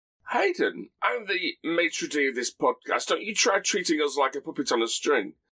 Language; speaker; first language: English; native; English